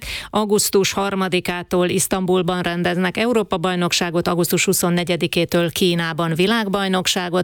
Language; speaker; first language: Hungarian; native; Hungarian